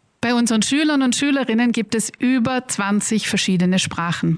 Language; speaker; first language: German; native; German